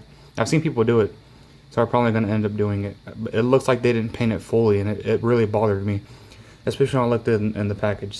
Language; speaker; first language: English; native; English